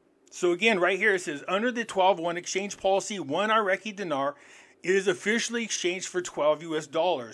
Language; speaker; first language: English; native; English